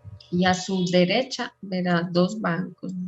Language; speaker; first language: Spanish; non-native, fluent; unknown